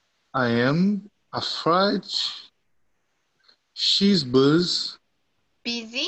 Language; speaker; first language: English; non-native, learner; Portuguese